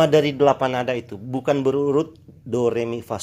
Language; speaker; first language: Indonesian; native; Indonesian